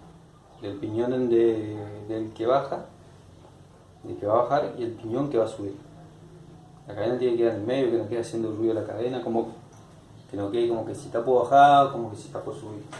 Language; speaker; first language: Spanish; native; Spanish